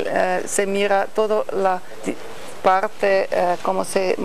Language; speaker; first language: Spanish; non-native, fluent; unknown